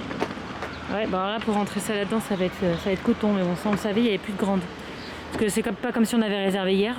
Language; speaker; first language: French; native; French